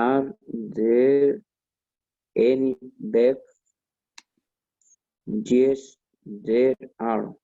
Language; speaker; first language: English; non-native, learner; Spanish